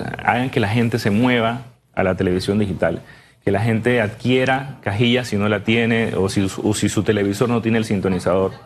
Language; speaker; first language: Spanish; native; Spanish